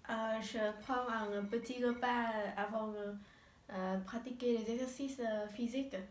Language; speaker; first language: French; non-native, learner; Vietnamese